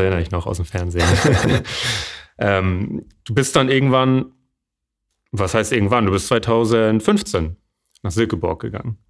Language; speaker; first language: German; native; German